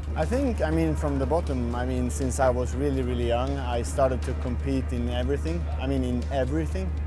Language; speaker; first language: English; non-native, fluent; Swedish